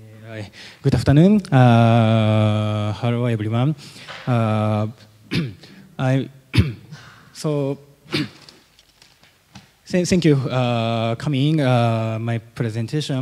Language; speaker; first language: English; non-native, learner; Japanese